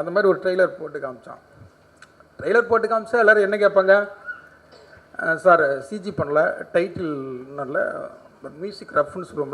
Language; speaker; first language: Tamil; native; Tamil